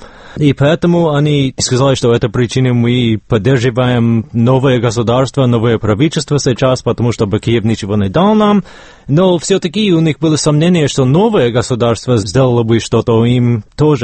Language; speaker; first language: Russian; non-native, fluent; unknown